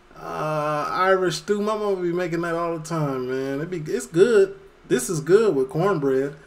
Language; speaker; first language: English; native; English